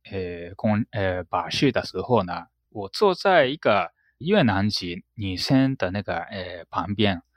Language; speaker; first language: Chinese; non-native, fluent; Japanese